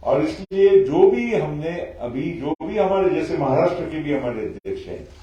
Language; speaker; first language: Hindi; non-native, local second language; Marathi